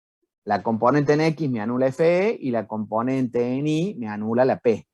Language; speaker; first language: Spanish; native; Spanish